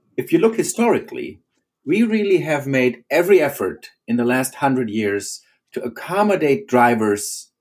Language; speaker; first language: English; non-native, fluent; German